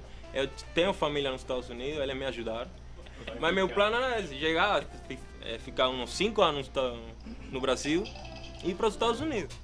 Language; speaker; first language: Portuguese; non-native, fluent; Spanish